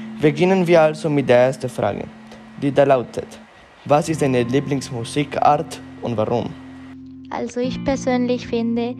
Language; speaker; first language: German; non-native, learner; Spanish